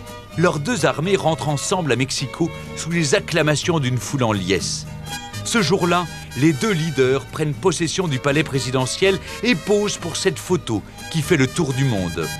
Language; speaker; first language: French; native; French